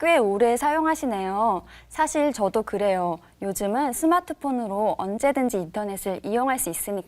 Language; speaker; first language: Korean; native; Korean